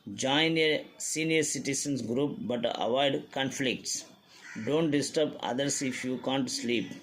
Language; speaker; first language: English; non-native, local second language; Tamil